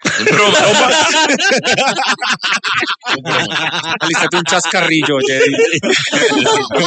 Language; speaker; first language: Spanish; native; Spanish